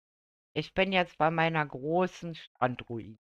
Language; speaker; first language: German; native; German